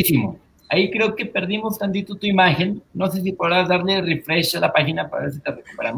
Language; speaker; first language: Spanish; native; Spanish